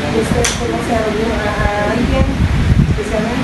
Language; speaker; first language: Spanish; non-native, learner; Haitian Creole